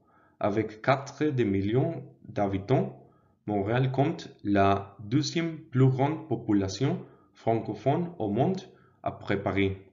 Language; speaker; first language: French; non-native, learner; Spanish